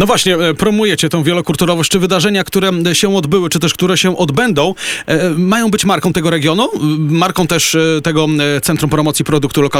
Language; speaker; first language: Polish; native; Polish